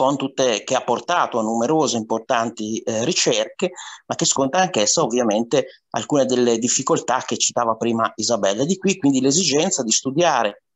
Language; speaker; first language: Italian; native; Italian